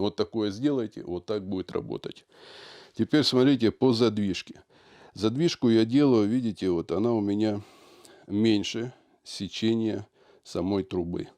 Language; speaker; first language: Russian; native; Russian